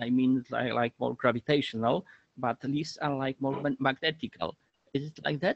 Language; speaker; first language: English; non-native, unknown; Polish